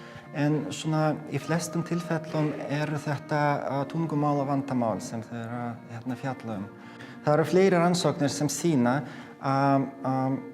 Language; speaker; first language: Icelandic; non-native, fluent; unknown